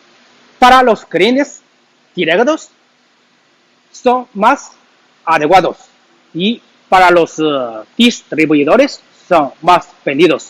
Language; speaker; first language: Spanish; non-native, learner; Chinese